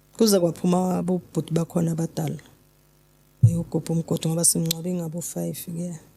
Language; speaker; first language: Zulu; native; Zulu